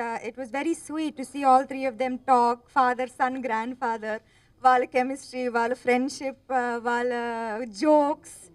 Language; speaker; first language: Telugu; non-native, local second language; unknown